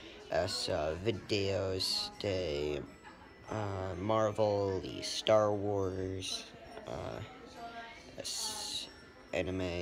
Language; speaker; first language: Spanish; non-native, learner; English